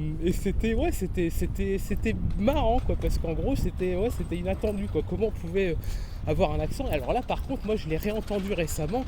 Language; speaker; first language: French; native; French